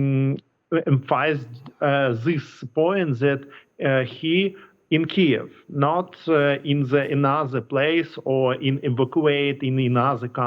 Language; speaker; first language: English; non-native, learner; Ukrainian